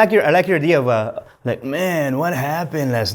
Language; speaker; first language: English; native; English